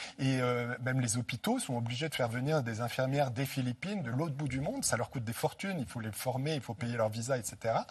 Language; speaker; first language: French; native; French